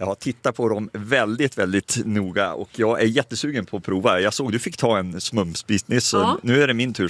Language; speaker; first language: Swedish; native; Swedish